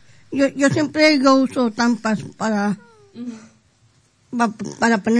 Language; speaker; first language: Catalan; non-native, local second language; Spanish